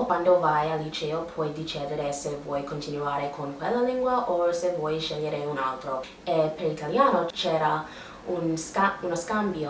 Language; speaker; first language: Italian; non-native, learner; English